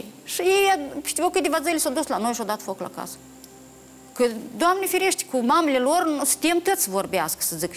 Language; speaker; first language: Romanian; native; Romanian